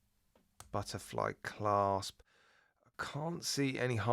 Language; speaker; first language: English; native; English